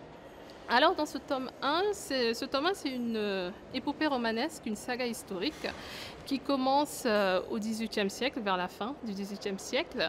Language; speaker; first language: French; non-native, local second language; Wolof